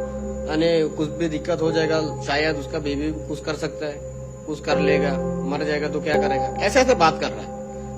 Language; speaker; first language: Hindi; non-native, fluent; Bangla